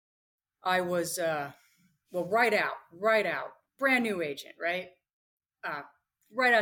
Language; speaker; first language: English; native; English